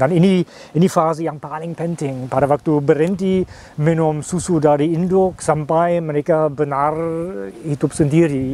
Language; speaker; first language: Indonesian; non-native, fluent; German